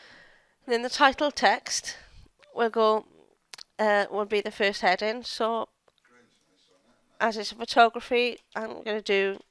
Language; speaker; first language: English; native; English